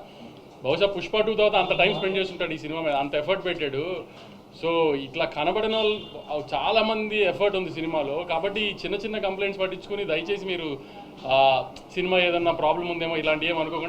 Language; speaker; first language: Telugu; native; Telugu